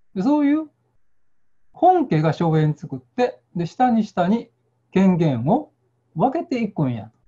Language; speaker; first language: Japanese; native; Japanese